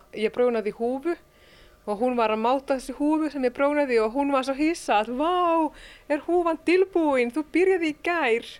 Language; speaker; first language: Icelandic; non-native, fluent; Finnish